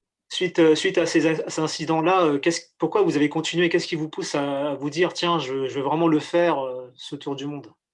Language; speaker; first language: French; native; French